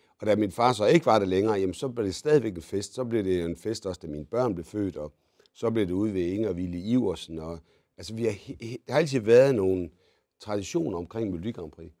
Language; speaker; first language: Danish; native; Danish